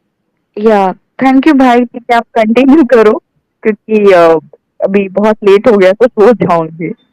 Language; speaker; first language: Hindi; native; Hindi